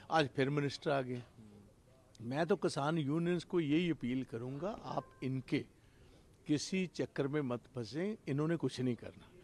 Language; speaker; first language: Hindi; non-native, local second language; Punjabi